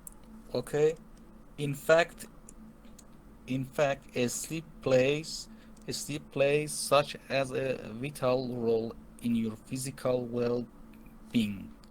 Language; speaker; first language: English; non-native, learner; Persian